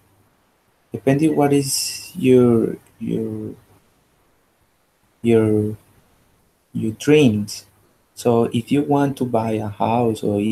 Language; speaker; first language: English; non-native, learner; Spanish